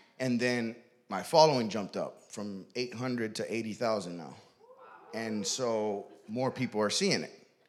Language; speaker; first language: English; native; English